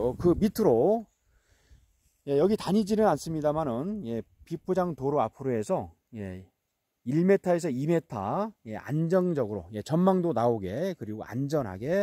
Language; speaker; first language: Korean; native; Korean